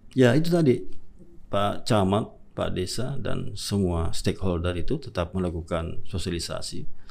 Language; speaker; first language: Indonesian; native; Indonesian